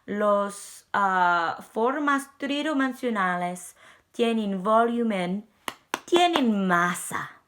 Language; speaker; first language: Spanish; non-native, learner; English